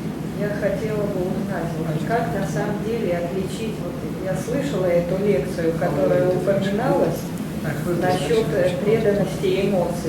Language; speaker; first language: Russian; native; Russian